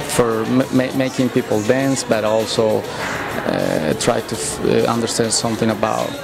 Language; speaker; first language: English; non-native, fluent; Spanish